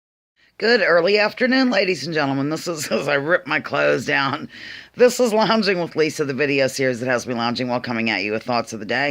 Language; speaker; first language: English; native; English